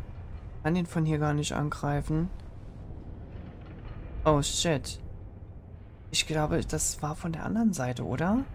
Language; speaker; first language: German; native; German